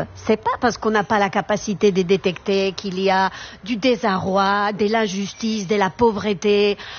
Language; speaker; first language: French; non-native, fluent; Spanish